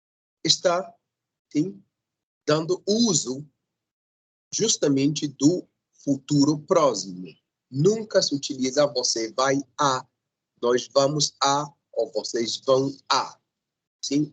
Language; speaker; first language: Portuguese; non-native, fluent; Spanish